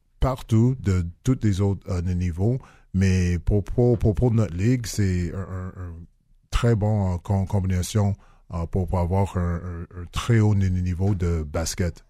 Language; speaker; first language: French; non-native, local second language; English